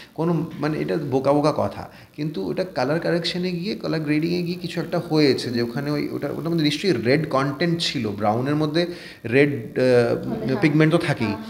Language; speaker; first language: Bangla; early bilingual, heritage; Bangla